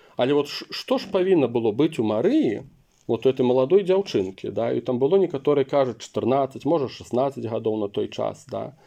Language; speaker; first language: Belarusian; non-native, local second language; Russian